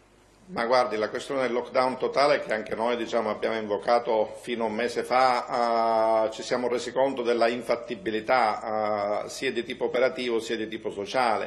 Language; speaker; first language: Italian; native; Italian